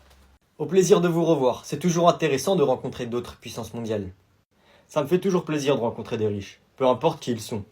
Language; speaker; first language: French; native; French